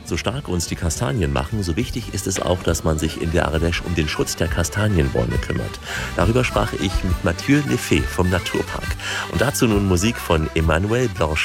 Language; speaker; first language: German; native; German